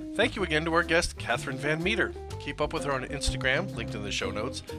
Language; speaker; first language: English; native; English